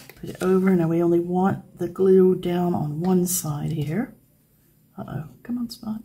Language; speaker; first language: English; native; English